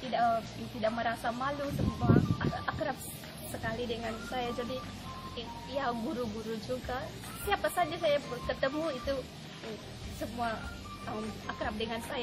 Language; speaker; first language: Indonesian; non-native, learner; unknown